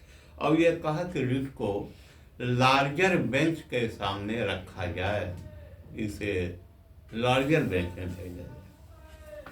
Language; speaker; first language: Hindi; native; Hindi